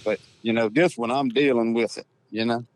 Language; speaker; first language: English; native; English